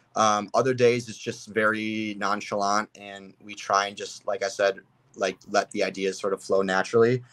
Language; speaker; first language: English; native; English